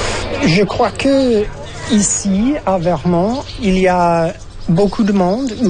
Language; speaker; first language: French; non-native, fluent; English